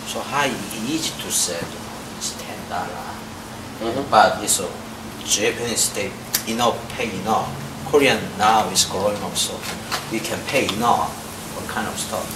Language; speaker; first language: English; non-native, learner; Korean